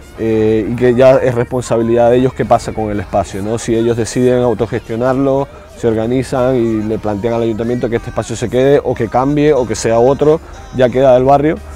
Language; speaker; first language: Spanish; native; Spanish